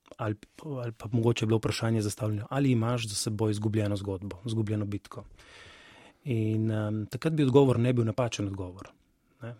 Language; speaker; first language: Slovenian; native; Slovenian